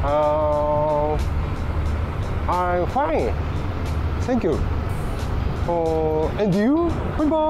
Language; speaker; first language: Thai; non-native, learner; Japanese